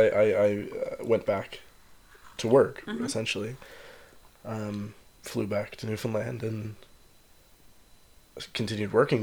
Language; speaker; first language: English; native; English